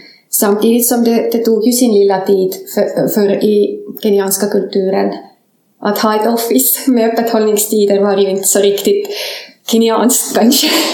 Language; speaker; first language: Swedish; non-native, fluent; Estonian